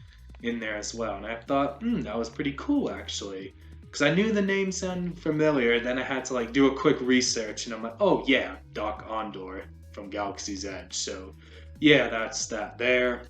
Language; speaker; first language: English; native; English